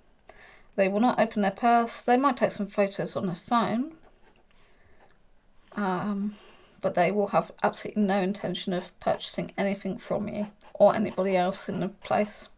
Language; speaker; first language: English; native; English